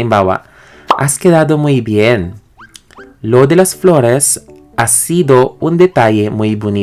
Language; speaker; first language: Spanish; non-native, learner; Filipino